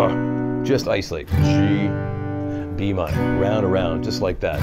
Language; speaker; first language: English; native; English